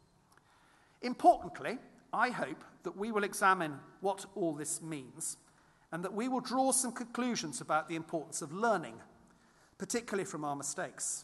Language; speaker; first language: English; native; English